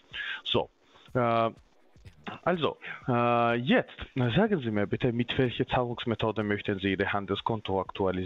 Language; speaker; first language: German; non-native, learner; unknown